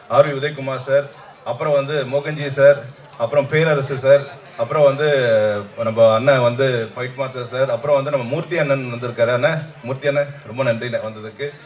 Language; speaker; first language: Tamil; native; Tamil